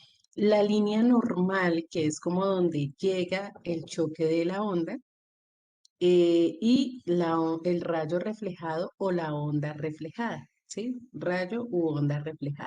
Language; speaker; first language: Spanish; native; Spanish